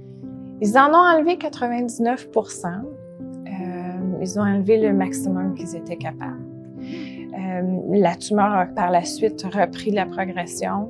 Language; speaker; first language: French; native; French